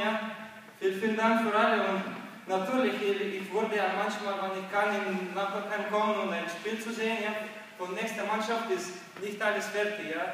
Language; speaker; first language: German; non-native, learner; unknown